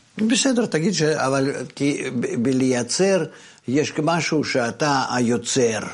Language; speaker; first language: Hebrew; non-native, fluent; Russian